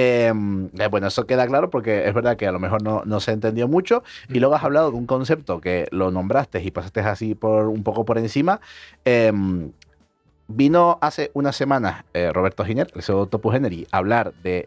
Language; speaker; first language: Spanish; native; Spanish